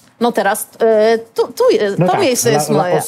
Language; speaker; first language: Polish; early bilingual, heritage; Polish